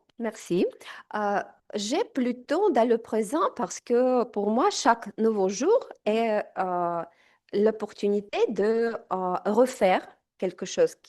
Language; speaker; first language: French; non-native, fluent; Russian